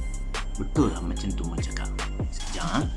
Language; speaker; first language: Malay; native; Malay